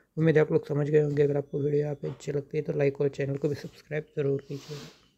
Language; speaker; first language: Hindi; native; Hindi